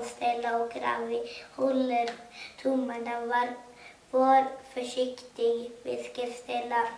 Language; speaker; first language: Swedish; early bilingual, other home language; Kurdish